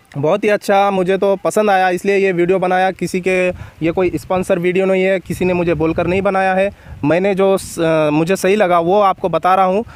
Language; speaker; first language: Hindi; non-native, local second language; Marathi